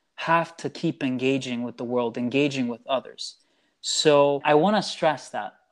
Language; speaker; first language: English; early bilingual, other home language; Italian